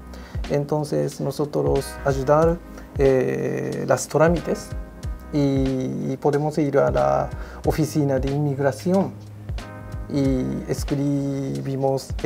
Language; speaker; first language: Spanish; non-native, learner; Japanese